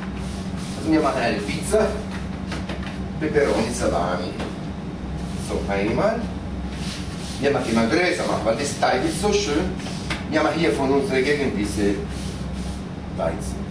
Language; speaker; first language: German; non-native, fluent; Italian